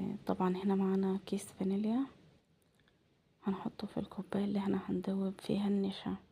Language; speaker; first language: Arabic; native; Arabic